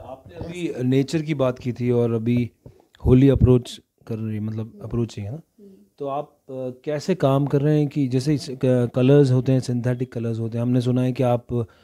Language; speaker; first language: Hindi; native; Hindi